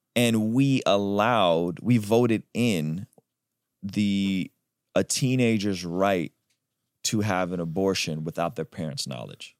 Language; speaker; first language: English; early bilingual, other home language; Armenian